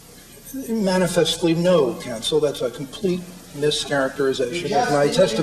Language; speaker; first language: English; native; English